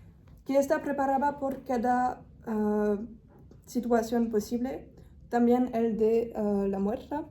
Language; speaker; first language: Spanish; non-native, fluent; French